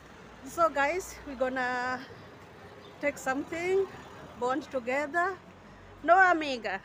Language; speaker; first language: English; non-native, learner; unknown